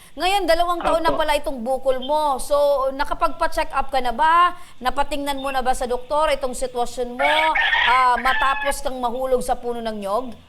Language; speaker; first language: Filipino; non-native, local second language; Bikol